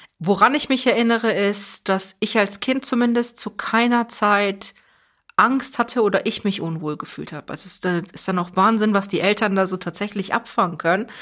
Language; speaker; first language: German; early bilingual, other home language; Persian